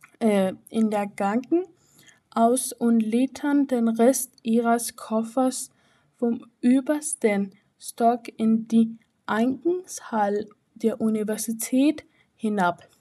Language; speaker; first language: German; non-native, learner; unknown